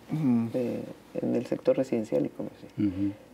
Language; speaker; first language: Spanish; native; Spanish